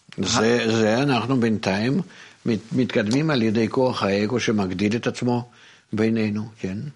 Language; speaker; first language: Hebrew; non-native, fluent; Russian